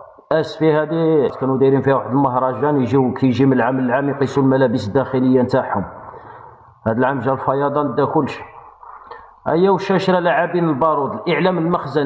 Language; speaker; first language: Arabic; native; Arabic